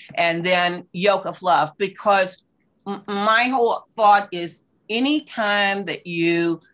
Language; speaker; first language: English; native; English